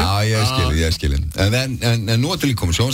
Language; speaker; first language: Icelandic; native; Icelandic